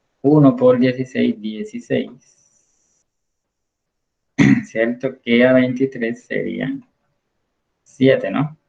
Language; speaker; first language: Spanish; native; Spanish